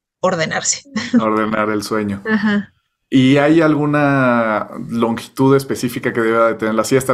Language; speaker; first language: Spanish; native; Spanish